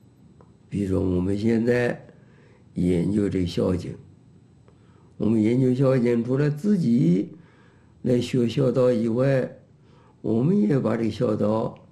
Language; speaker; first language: Chinese; native; Chinese